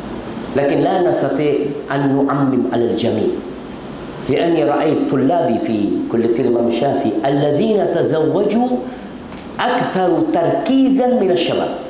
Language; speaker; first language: Arabic; non-native, fluent; Indonesian